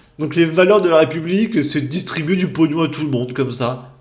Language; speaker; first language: French; native; French